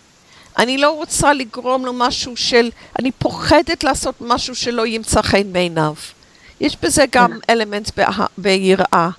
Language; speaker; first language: Hebrew; non-native, fluent; English